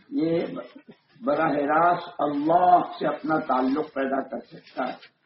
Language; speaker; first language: Urdu; non-native, local second language; Gujarati